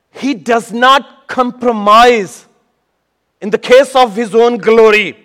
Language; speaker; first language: English; non-native, local second language; Urdu